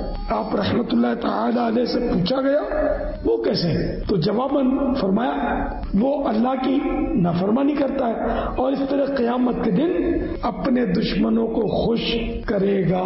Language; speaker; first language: Urdu; native; Urdu